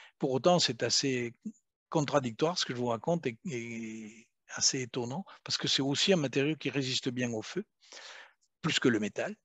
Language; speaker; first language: French; native; French